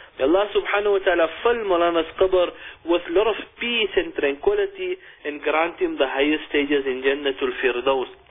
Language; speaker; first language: English; native; English